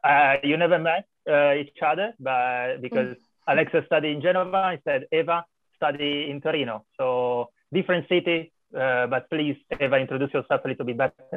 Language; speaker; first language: English; non-native, fluent; Italian